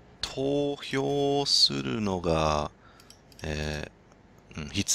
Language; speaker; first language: Japanese; non-native, learner; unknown